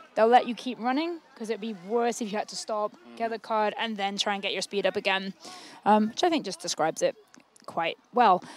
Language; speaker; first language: English; native; English